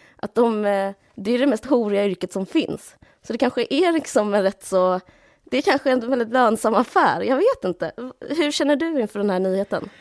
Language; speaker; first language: Swedish; native; Swedish